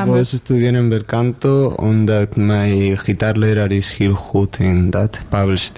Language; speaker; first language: Dutch; non-native, learner; Spanish